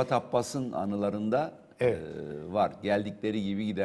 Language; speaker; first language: Turkish; native; Turkish